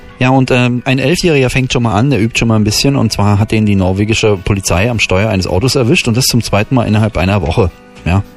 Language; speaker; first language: German; native; German